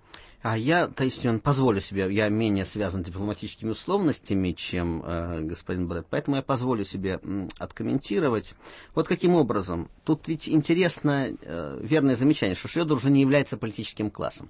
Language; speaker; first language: Russian; native; Russian